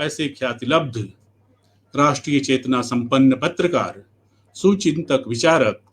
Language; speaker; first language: Hindi; native; Hindi